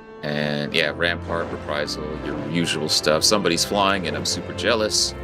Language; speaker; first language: English; native; English